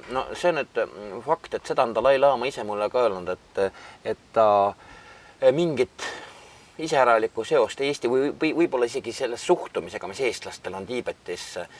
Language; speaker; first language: Estonian; native; Estonian